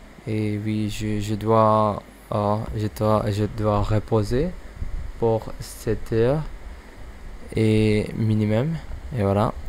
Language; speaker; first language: French; non-native, learner; English